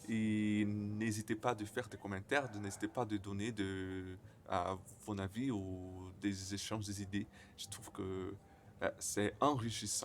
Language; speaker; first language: French; non-native, learner; Portuguese